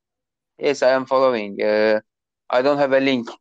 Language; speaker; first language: English; non-native, learner; Turkish